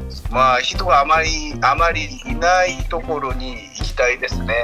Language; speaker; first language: Japanese; non-native, fluent; Korean